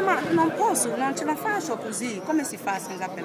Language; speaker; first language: Italian; non-native, learner; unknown